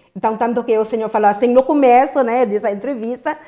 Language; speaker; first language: Portuguese; non-native, fluent; Filipino